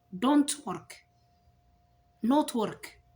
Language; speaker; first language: English; non-native, learner; Amharic